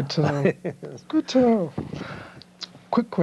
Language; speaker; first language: English; native; English